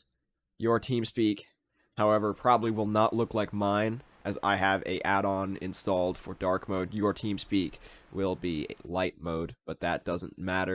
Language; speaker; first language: English; native; English